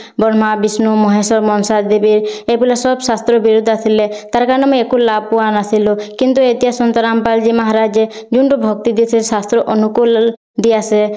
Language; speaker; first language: Assamese; non-native, local second language; Bodo